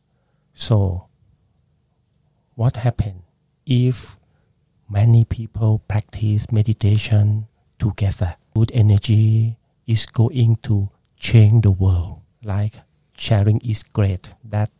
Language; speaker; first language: English; non-native, learner; Thai